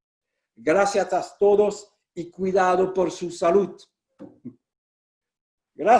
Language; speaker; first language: Spanish; non-native, fluent; French